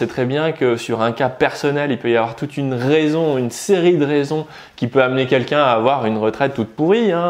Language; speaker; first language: French; native; French